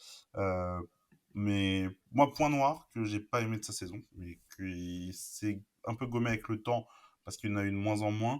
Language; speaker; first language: French; native; French